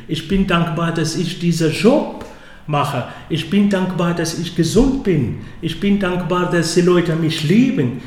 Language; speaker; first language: German; non-native, fluent; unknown